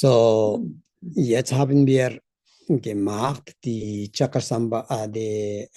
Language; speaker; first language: German; non-native, learner; Tibetan